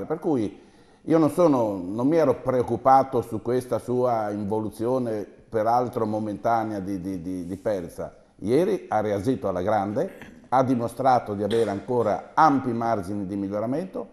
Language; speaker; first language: Italian; native; Italian